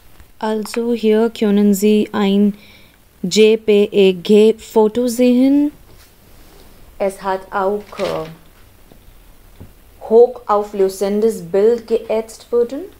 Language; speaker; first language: German; non-native, learner; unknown